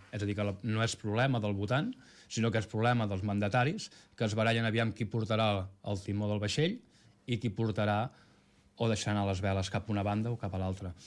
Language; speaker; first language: Catalan; native; Catalan